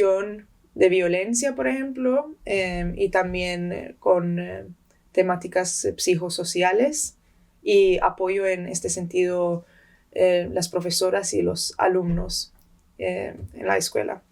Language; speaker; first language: Spanish; early bilingual, heritage; Spanish